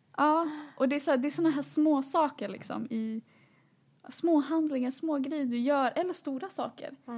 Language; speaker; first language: Swedish; early bilingual, other home language; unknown